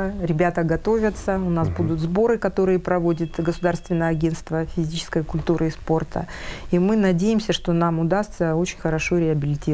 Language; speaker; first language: Russian; native; Russian